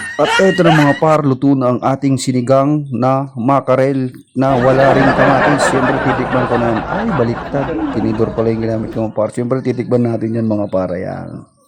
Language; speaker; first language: Filipino; native; Filipino